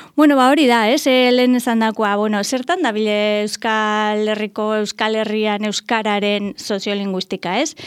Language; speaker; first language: Basque; native; Basque